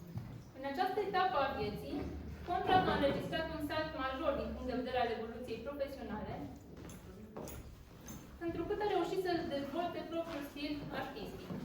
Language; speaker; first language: Romanian; native; Romanian